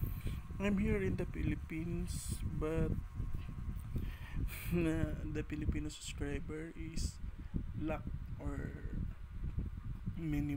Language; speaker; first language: English; non-native, learner; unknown